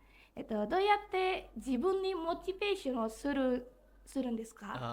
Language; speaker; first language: Japanese; non-native, learner; Indonesian